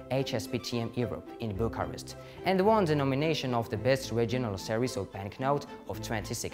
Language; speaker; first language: English; non-native, learner; Georgian